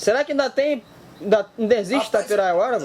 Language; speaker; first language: Portuguese; native; Portuguese